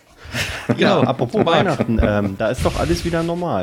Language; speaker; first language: German; native; German